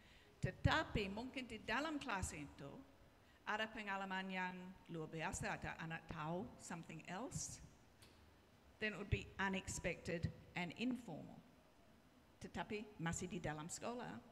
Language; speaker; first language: Indonesian; non-native, learner; English